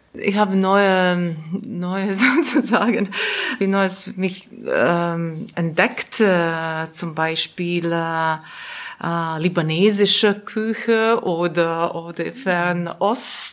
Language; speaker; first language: German; non-native, learner; Latvian